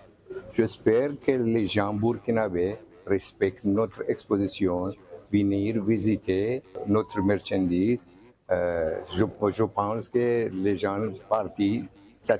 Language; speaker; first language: French; non-native, learner; Persian